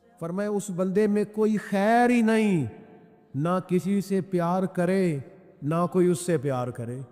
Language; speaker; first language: Urdu; non-native, local second language; Punjabi